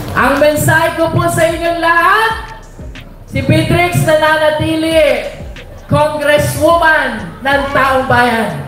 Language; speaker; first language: Filipino; native; Filipino